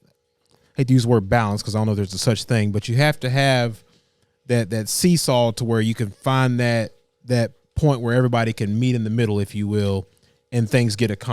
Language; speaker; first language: English; native; English